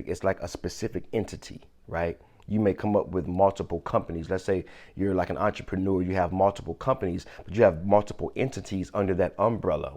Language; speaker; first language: English; native; English